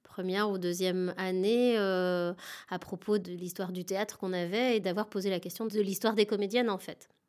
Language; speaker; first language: French; native; French